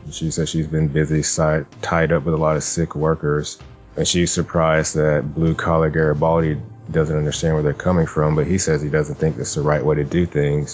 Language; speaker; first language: English; native; English